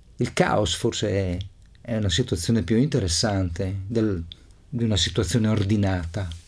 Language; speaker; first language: Italian; non-native, local second language; Friulian